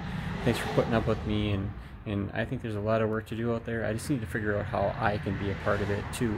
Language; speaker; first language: English; native; English